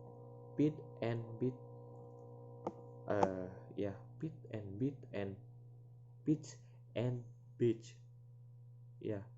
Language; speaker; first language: English; non-native, learner; Indonesian